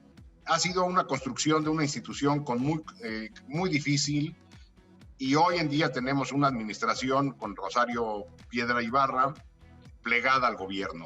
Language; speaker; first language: Spanish; native; Spanish